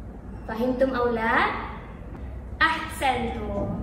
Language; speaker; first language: Arabic; non-native, learner; Malay